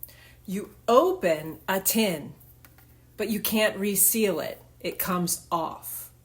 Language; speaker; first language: English; native; English